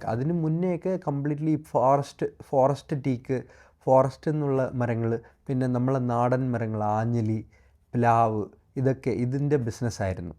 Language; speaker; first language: Malayalam; non-native, local second language; Tamil